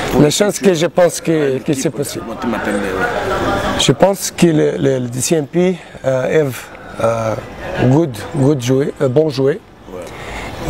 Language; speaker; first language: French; non-native, learner; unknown